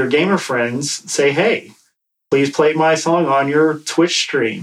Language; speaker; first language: English; native; English